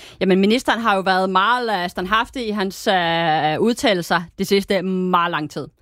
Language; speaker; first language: Danish; native; Danish